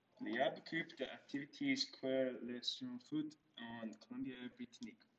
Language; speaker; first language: French; non-native, learner; English